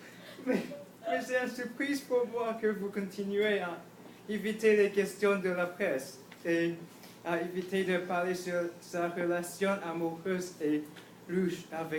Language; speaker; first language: French; non-native, learner; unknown